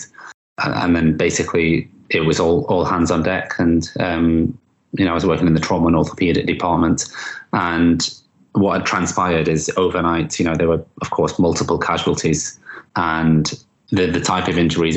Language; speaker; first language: English; native; English